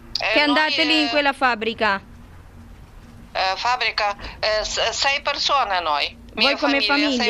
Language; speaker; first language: Italian; non-native, learner; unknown